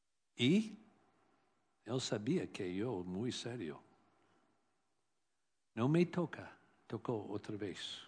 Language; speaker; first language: Spanish; non-native, learner; English